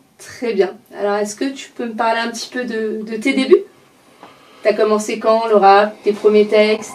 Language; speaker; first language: French; native; French